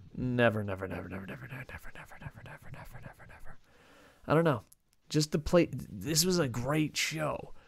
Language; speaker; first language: English; native; English